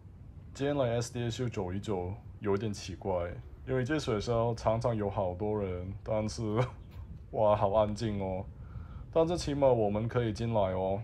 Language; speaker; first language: Chinese; non-native, learner; English